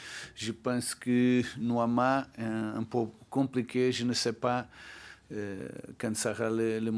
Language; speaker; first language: French; non-native, fluent; Portuguese